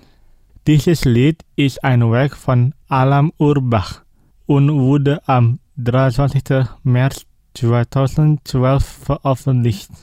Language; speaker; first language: German; non-native, fluent; Indonesian